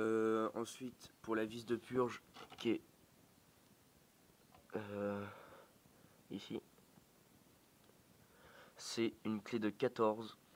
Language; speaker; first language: French; native; French